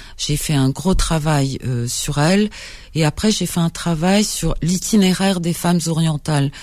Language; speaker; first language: French; native; French